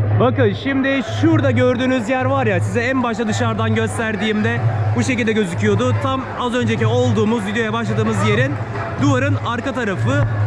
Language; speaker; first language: Turkish; native; Turkish